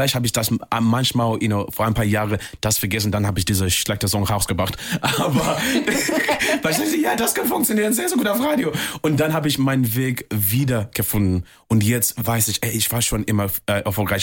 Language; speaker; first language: German; non-native, fluent; English